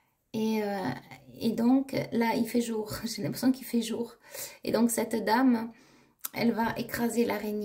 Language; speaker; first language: French; native; French